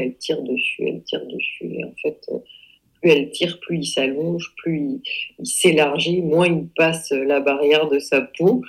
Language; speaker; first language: French; native; French